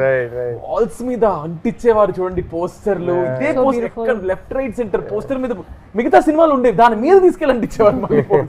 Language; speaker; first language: Telugu; native; Telugu